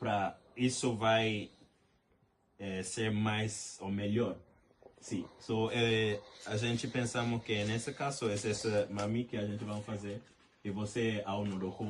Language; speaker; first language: Portuguese; non-native, learner; English